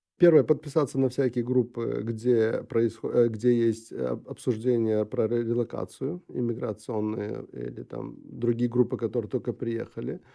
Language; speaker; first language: Russian; non-native, local second language; Uzbek